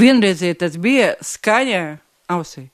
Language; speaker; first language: Latvian; non-native, local second language; Russian